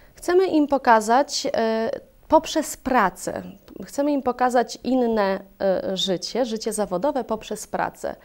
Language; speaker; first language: Polish; native; Polish